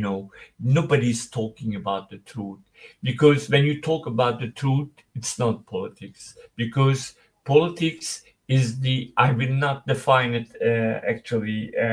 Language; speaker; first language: English; non-native, fluent; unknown